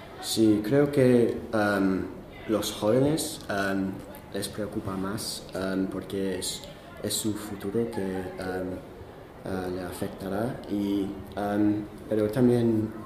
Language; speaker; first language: Spanish; non-native, fluent; English